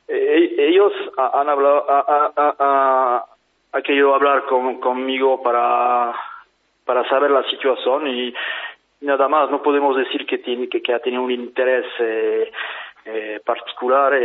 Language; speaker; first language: Spanish; non-native, fluent; French